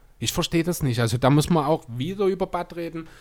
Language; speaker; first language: German; native; German